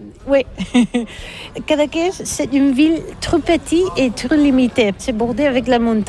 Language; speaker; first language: French; non-native, learner; Catalan